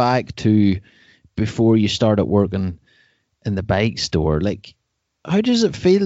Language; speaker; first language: English; native; English